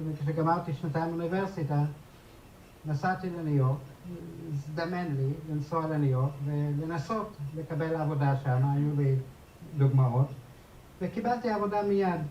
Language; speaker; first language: Hebrew; non-native, fluent; English